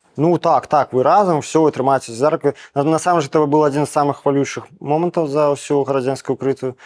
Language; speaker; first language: Belarusian; non-native, local second language; Russian